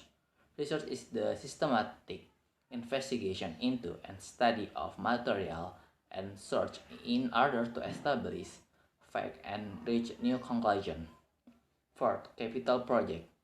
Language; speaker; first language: English; non-native, learner; Indonesian